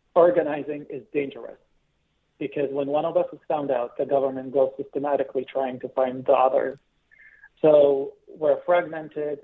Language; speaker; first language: English; non-native, fluent; Arabic